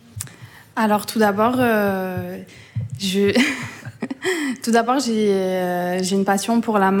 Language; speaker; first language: French; native; French